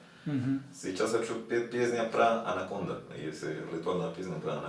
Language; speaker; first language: Russian; non-native, learner; Spanish